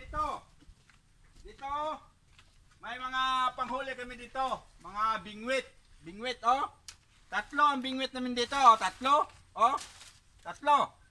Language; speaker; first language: Filipino; non-native, local second language; Cebuano